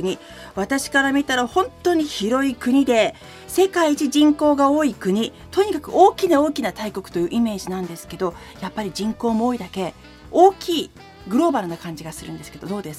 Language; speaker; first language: Japanese; native; Japanese